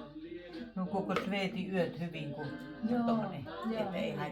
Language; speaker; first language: Finnish; native; Finnish